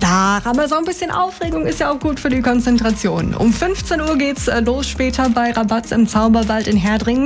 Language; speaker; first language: German; native; German